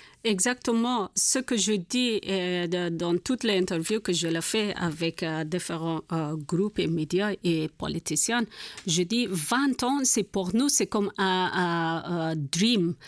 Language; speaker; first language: French; non-native, learner; Persian